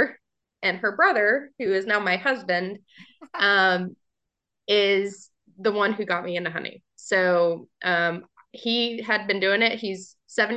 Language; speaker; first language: English; native; English